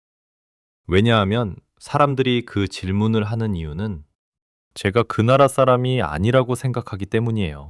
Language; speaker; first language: Korean; non-native, fluent; English